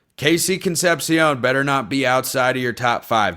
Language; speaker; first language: English; native; English